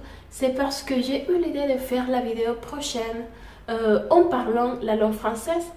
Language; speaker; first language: French; non-native, fluent; Spanish